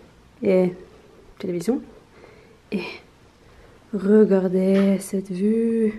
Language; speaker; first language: French; non-native, learner; Norwegian